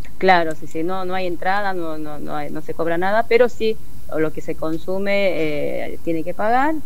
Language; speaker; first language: Spanish; early bilingual, other home language; Korean